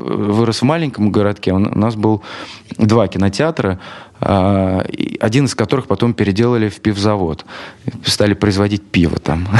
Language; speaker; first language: Russian; native; Russian